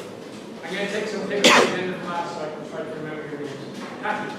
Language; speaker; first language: English; native; English